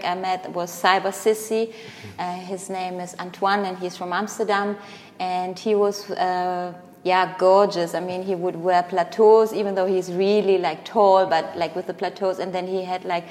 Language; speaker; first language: English; non-native, fluent; Greek